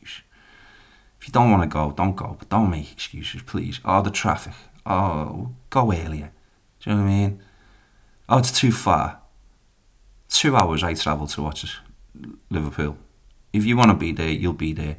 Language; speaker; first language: English; native; English